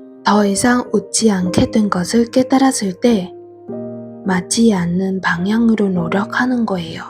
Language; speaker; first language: Korean; non-native, fluent; Vietnamese